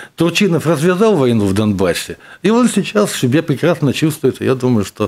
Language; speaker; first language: Russian; native; Russian